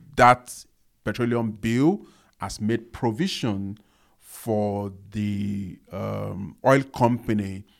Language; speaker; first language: English; non-native, local second language; Yoruba